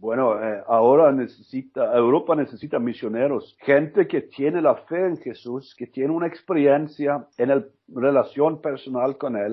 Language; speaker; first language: Spanish; non-native, learner; Norwegian